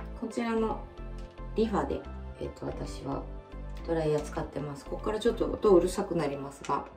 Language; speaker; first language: Japanese; native; Japanese